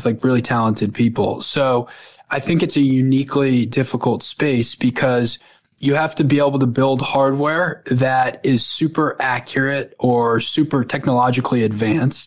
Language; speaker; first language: English; native; English